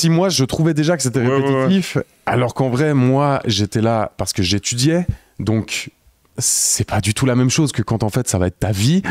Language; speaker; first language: French; native; French